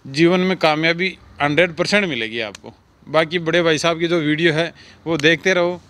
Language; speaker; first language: Hindi; non-native, local second language; Punjabi